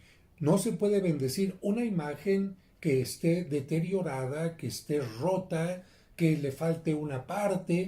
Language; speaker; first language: Spanish; native; Spanish